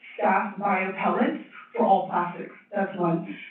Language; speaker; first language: English; non-native, fluent; Chinese